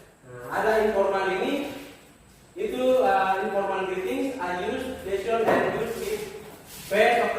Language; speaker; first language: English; non-native, learner; Indonesian